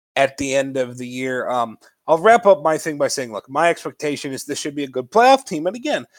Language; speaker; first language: English; native; English